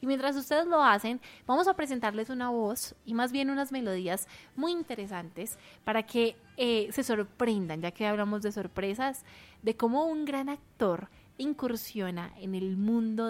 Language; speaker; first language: Spanish; native; Spanish